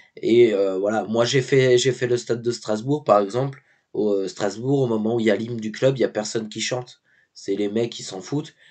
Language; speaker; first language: French; native; French